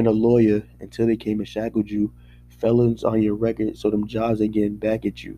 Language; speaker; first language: English; native; English